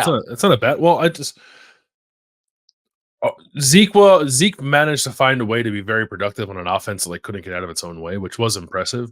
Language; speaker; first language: English; native; English